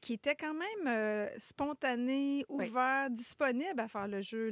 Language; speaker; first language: French; native; French